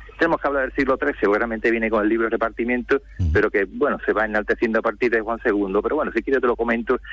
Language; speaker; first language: Spanish; native; Spanish